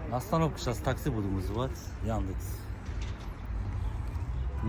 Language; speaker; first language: Russian; non-native, local second language; Kazakh